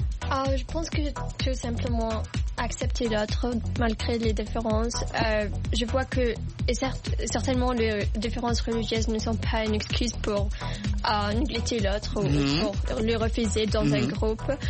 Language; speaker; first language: French; non-native, fluent; English